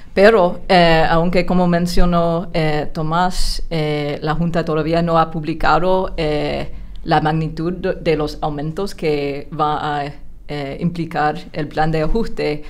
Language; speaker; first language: Spanish; non-native, fluent; English